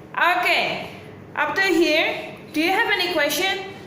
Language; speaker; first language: English; non-native, local second language; Indonesian